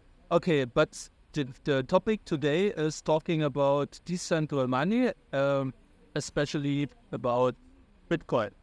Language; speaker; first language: English; non-native, fluent; German